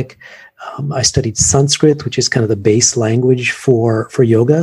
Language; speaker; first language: English; native; English